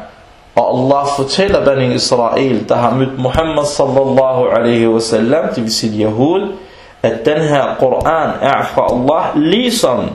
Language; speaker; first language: Danish; non-native, local second language; Arabic